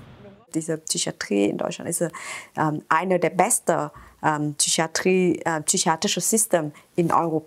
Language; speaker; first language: German; non-native, fluent; Vietnamese